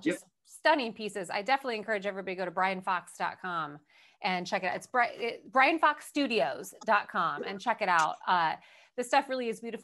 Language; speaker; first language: English; native; English